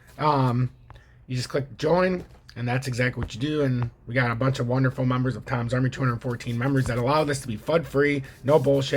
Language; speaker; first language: English; native; English